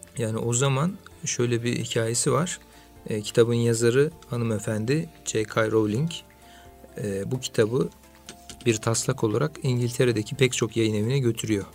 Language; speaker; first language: Turkish; native; Turkish